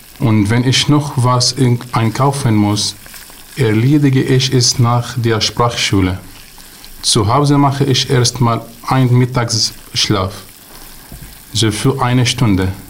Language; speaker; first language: German; non-native, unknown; Arabic